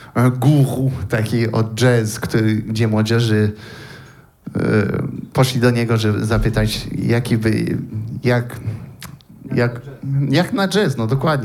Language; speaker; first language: Polish; early bilingual, heritage; Polish